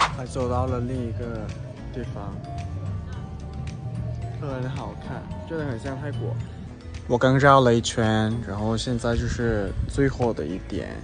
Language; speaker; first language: Chinese; non-native, fluent; Thai